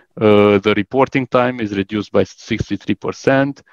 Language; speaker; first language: English; non-native, fluent; Romanian